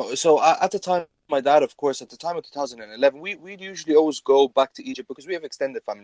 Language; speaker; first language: English; native; English